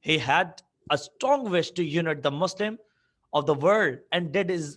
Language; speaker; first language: English; non-native, local second language; Urdu